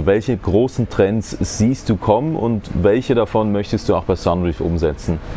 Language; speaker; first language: German; native; German